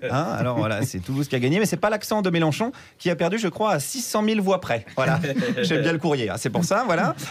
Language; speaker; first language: French; native; French